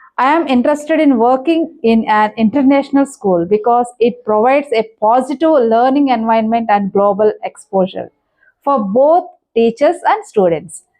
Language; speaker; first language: English; non-native, local second language; Telugu